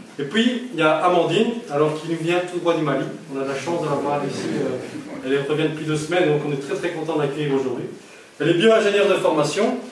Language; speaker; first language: French; native; French